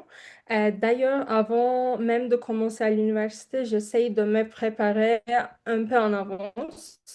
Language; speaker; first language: French; non-native, fluent; Turkish